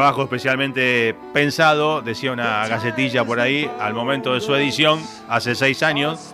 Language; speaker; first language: Spanish; native; Spanish